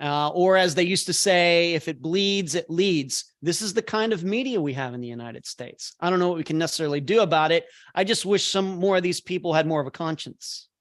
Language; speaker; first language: English; native; English